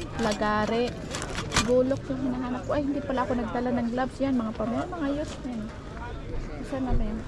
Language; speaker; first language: Filipino; native; Filipino